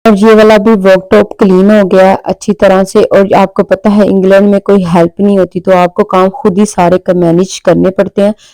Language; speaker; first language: Urdu; non-native, local second language; Punjabi